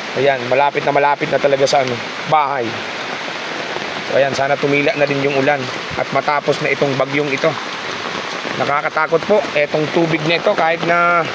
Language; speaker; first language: Filipino; non-native, local second language; Bikol